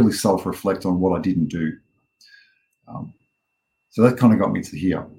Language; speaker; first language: English; native; English